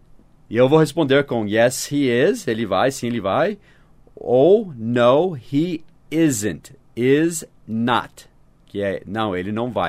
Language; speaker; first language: Portuguese; non-native, fluent; English